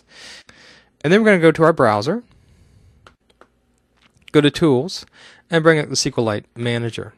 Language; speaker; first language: English; native; English